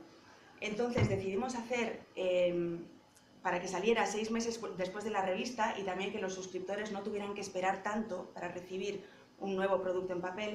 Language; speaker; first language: Spanish; native; Spanish